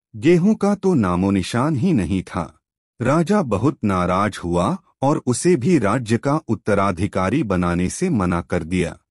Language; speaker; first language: Hindi; native; Hindi